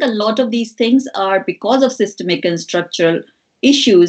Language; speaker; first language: English; non-native, local second language; Hindi